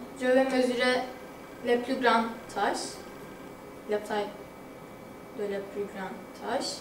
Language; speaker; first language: French; non-native, learner; Turkish